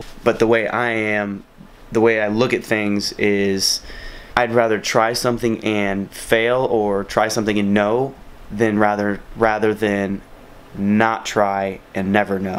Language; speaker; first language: English; native; English